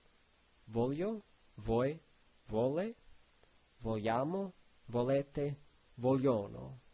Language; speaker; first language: Italian; non-native, learner; English